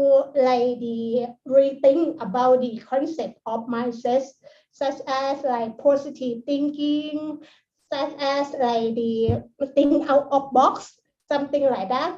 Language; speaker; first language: English; non-native, learner; Thai